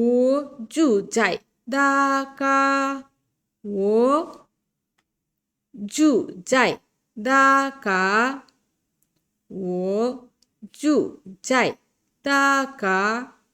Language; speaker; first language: Chinese; non-native, learner; Bangla